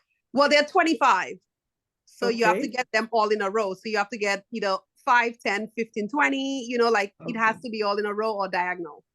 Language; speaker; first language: English; native; English